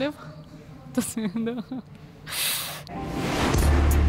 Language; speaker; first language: Dutch; non-native, learner; Arabic